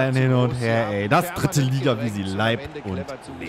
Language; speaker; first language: German; native; German